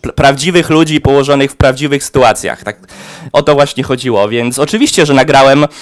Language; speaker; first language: Polish; native; Polish